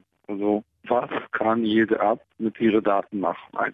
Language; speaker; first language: German; non-native, fluent; Hebrew